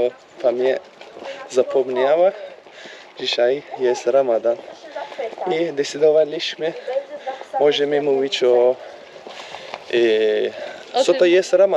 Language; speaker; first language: Polish; non-native, learner; Turkish